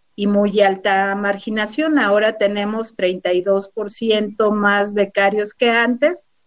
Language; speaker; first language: Spanish; native; Spanish